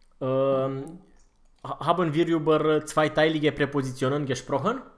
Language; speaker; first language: German; non-native, fluent; Romanian